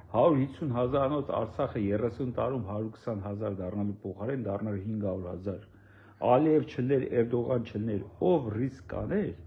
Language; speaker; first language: Armenian; native; Armenian